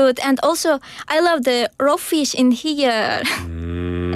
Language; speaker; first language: English; non-native, learner; Uzbek